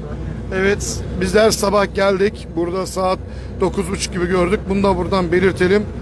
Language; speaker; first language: Turkish; native; Turkish